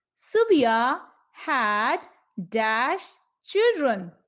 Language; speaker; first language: English; non-native, local second language; Punjabi